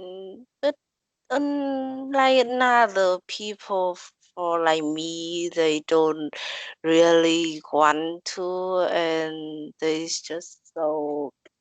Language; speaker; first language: English; non-native, learner; Vietnamese